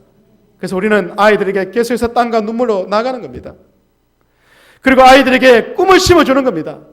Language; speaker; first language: Korean; native; Korean